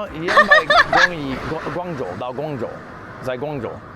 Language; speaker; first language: Chinese; non-native, learner; English